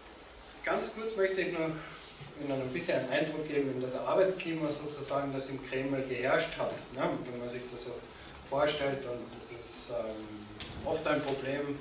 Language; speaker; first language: German; native; German